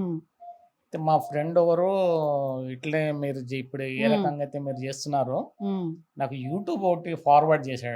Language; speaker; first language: Telugu; native; Telugu